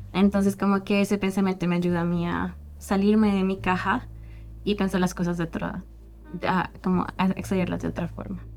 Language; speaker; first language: Spanish; native; Spanish